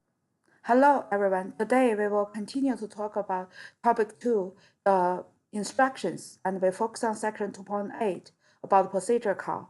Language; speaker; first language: English; non-native, fluent; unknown